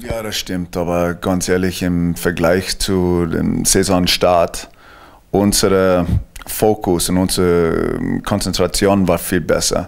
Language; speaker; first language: German; non-native, fluent; English